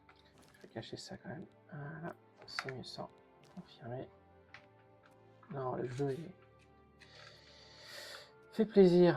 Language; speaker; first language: French; native; French